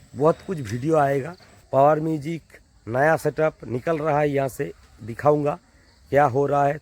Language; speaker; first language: Hindi; non-native, local second language; Bangla